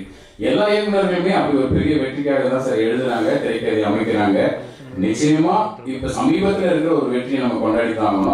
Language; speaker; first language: Tamil; native; Tamil